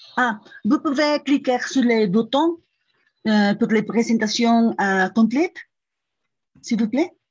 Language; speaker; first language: French; non-native, fluent; Spanish